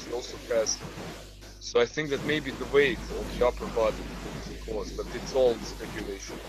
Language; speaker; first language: English; non-native, fluent; Croatian